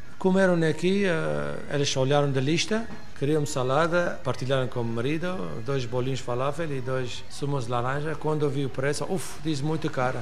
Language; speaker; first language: Portuguese; non-native, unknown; Arabic